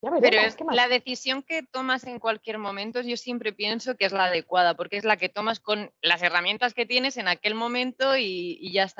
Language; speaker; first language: Spanish; native; Spanish